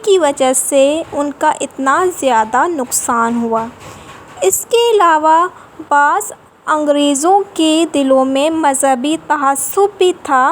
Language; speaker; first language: Urdu; non-native, local second language; Sindhi